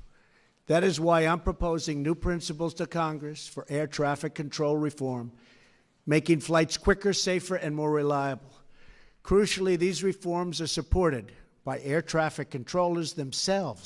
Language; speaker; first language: English; native; English